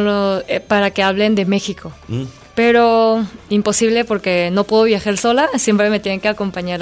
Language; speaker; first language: Spanish; non-native, fluent; Korean